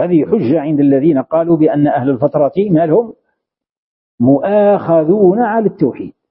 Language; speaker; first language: Arabic; native; Arabic